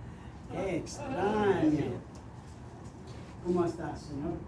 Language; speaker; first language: Spanish; non-native, fluent; English